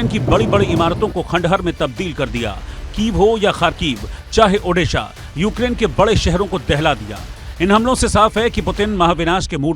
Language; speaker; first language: Hindi; native; Hindi